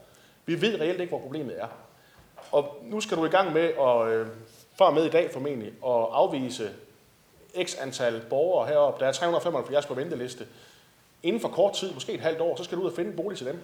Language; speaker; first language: Danish; native; Danish